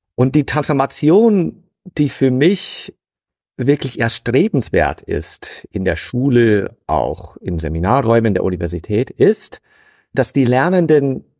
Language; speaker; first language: German; non-native, fluent; English